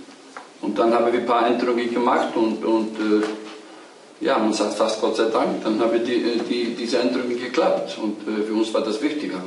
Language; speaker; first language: German; non-native, fluent; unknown